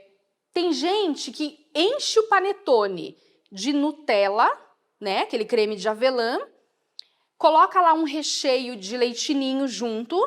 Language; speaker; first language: Portuguese; native; Portuguese